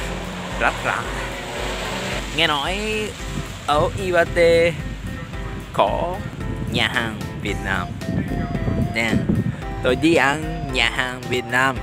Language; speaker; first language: Vietnamese; non-native, learner; Japanese